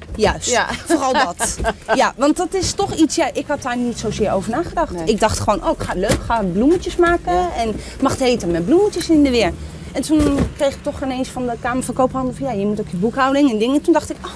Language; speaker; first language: Dutch; native; Dutch